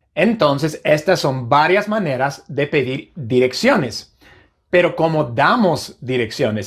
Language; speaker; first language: Spanish; non-native, fluent; English